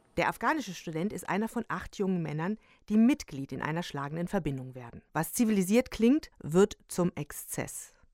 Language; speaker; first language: German; native; German